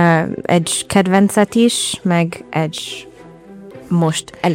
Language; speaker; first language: Hungarian; non-native, fluent; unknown